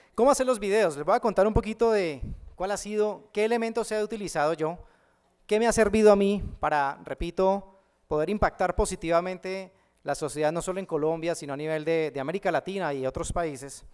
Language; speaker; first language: Spanish; native; Spanish